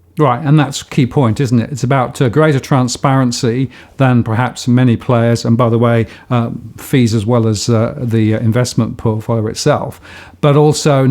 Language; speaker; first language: English; native; English